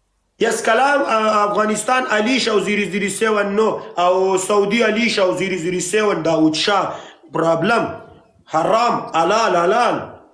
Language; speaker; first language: Arabic; non-native, learner; Pashto